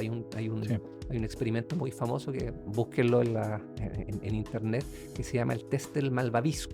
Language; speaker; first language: Spanish; native; Spanish